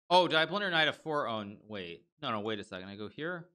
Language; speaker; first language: English; native; English